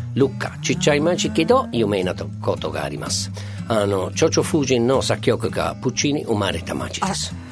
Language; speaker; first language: Japanese; non-native, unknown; Italian